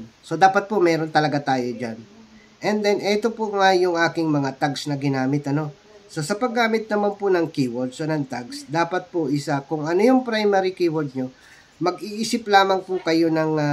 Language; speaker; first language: Filipino; native; Filipino